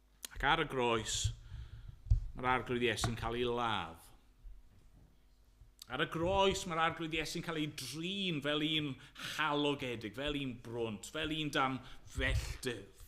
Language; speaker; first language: Welsh; native; Welsh